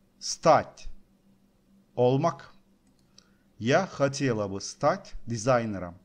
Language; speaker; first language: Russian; non-native, learner; Turkish